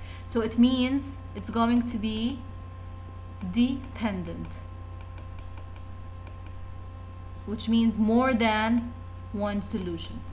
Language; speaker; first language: English; non-native, fluent; Arabic